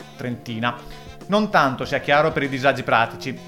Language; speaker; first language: Italian; native; Italian